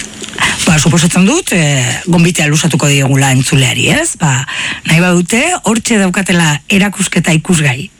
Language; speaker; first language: Basque; native; Basque